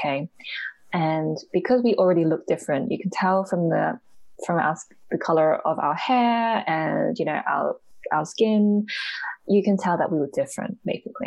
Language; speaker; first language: English; native; English